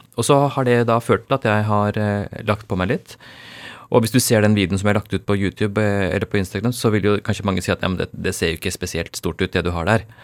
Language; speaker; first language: Norwegian; early bilingual, other home language; Urdu